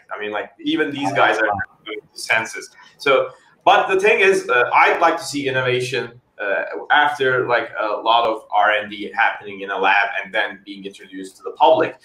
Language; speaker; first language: English; non-native, fluent; Turkish